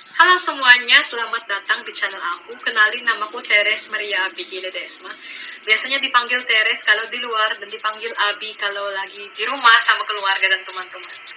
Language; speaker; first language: Indonesian; non-native, fluent; Filipino